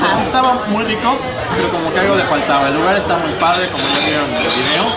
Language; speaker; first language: Spanish; native; Spanish